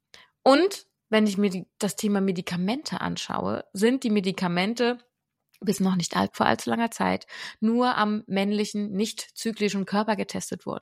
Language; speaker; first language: German; native; German